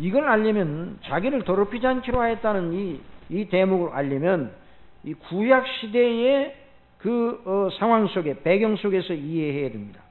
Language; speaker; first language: Korean; native; Korean